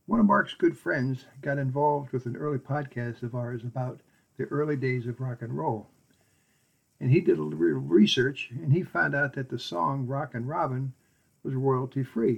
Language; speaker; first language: English; native; English